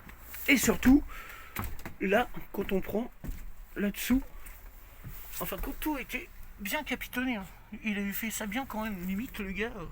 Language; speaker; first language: French; native; French